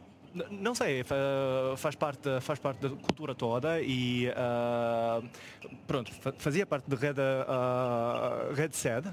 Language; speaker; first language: Portuguese; non-native, fluent; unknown